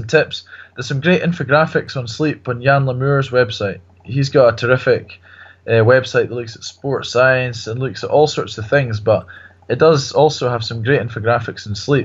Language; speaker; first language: English; native; English